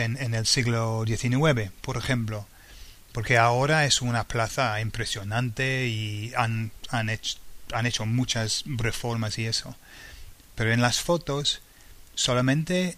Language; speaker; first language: Spanish; non-native, fluent; English